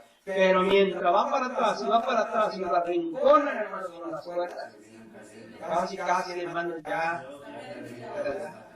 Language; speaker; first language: Spanish; native; Spanish